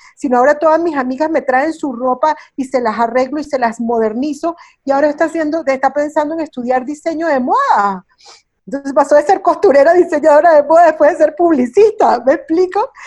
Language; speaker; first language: Spanish; early bilingual, heritage; Spanish